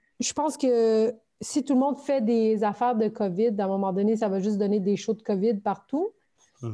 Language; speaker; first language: French; early bilingual, other home language; Turkish